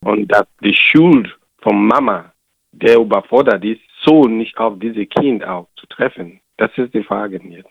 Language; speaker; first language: German; non-native, learner; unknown